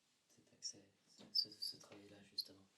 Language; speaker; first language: French; native; French